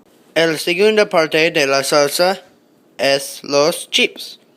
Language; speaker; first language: Spanish; non-native, learner; English